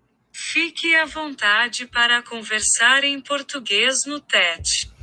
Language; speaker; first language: Portuguese; non-native, learner; English